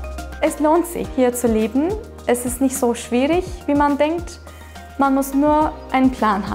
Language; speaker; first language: German; non-native, fluent; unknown